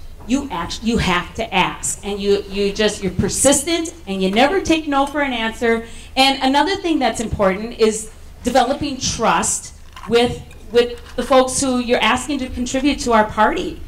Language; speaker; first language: English; native; English